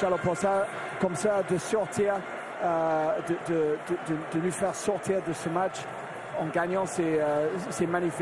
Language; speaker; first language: French; non-native, fluent; English